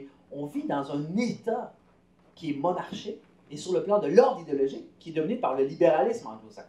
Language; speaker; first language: French; native; French